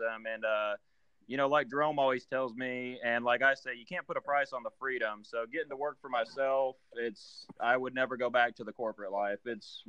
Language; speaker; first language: English; native; English